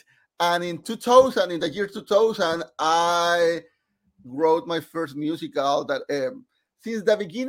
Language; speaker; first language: English; non-native, fluent; Spanish